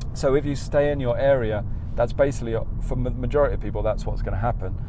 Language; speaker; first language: English; native; English